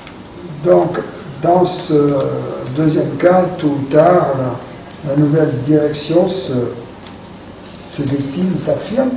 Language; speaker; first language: French; native; French